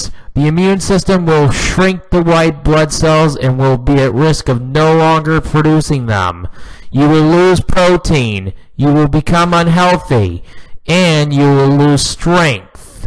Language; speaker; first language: English; native; English